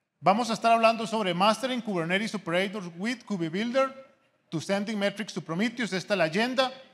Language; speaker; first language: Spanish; native; Spanish